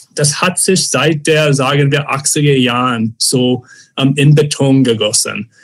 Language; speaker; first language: German; non-native, fluent; English